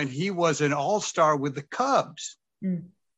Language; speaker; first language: English; native; English